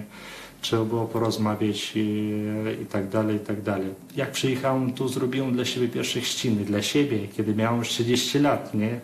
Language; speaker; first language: Polish; non-native, fluent; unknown